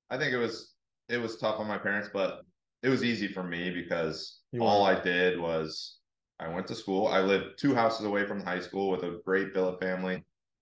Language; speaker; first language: English; native; English